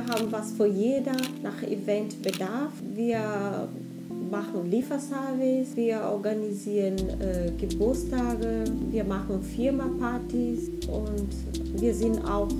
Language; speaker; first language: German; non-native, fluent; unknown